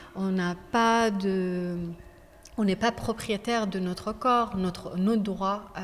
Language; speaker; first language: French; non-native, fluent; Persian